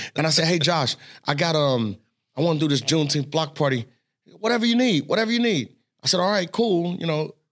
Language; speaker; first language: English; native; English